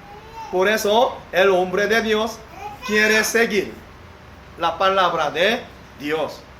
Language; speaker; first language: Spanish; non-native, learner; Korean